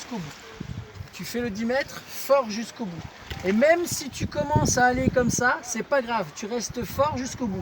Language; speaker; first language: French; native; French